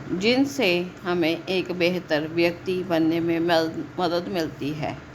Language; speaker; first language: Hindi; non-native, local second language; Punjabi